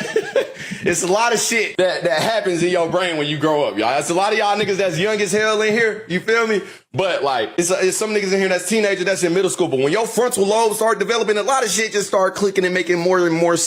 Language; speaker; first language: English; native; English